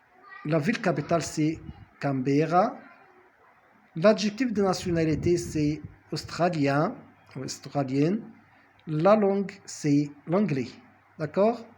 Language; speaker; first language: French; non-native, fluent; Arabic